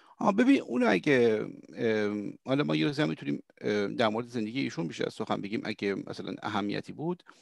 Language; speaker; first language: Persian; early bilingual, heritage; Persian